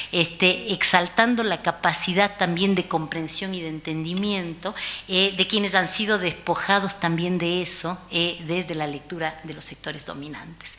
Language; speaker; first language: Spanish; native; Spanish